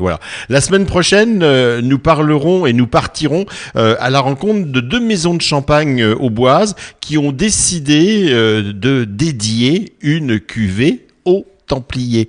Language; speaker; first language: French; native; French